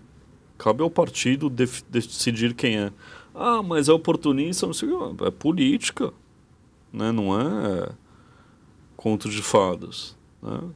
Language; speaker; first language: Portuguese; native; Portuguese